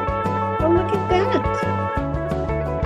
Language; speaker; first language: English; native; English